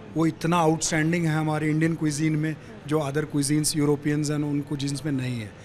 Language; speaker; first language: Hindi; native; Hindi